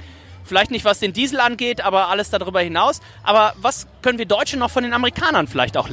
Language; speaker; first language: German; native; German